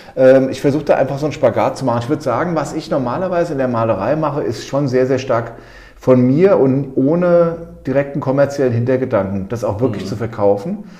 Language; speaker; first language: German; native; German